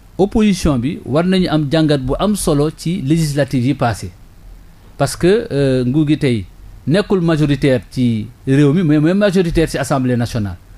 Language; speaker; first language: Wolof; non-native, local second language; Jola-Fonyi